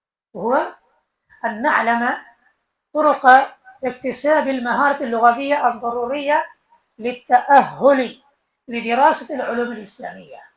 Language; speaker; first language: Arabic; non-native, fluent; Bangla